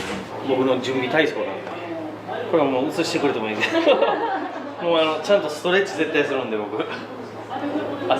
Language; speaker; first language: Japanese; native; Japanese